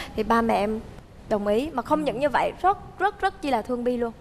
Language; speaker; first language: Vietnamese; early bilingual, heritage; Vietnamese